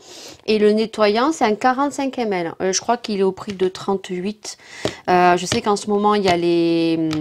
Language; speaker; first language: French; native; French